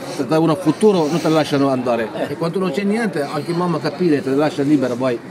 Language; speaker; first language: Italian; non-native, learner; Turkish